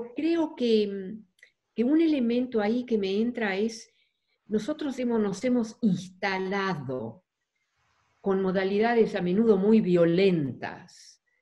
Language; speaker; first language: Spanish; non-native, fluent; Dutch